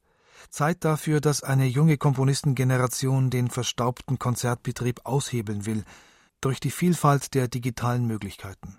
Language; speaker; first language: German; native; German